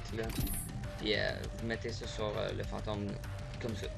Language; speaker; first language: French; native; French